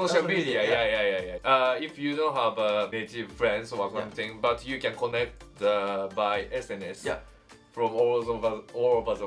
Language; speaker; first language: English; non-native, learner; Japanese